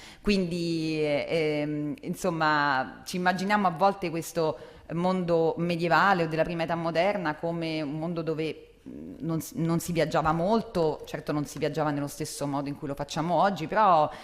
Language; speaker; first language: Italian; native; Italian